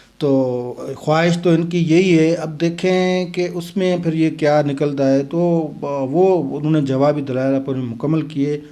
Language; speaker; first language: Urdu; non-native, local second language; Sindhi